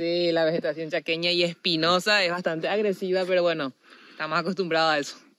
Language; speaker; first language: Spanish; native; Spanish